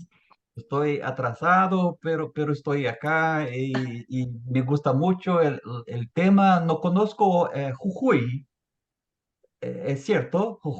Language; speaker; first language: Spanish; non-native, fluent; Portuguese